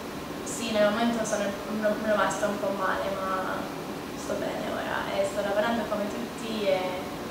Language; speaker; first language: Italian; non-native, fluent; Maltese